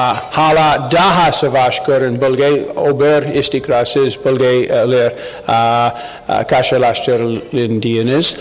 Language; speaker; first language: Turkish; non-native, learner; English